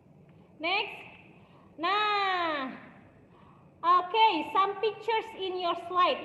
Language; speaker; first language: English; non-native, learner; Indonesian